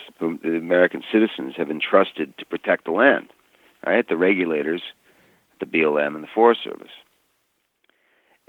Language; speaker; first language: English; native; English